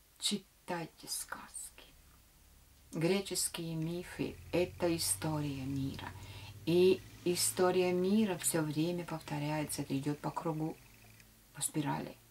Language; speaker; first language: Russian; non-native, local second language; Latvian